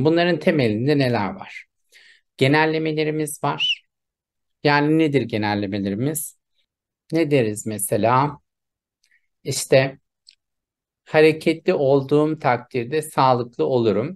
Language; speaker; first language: Turkish; native; Turkish